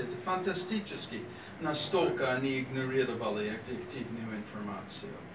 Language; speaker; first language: Russian; non-native, fluent; English